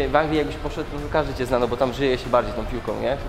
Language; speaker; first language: Polish; native; Polish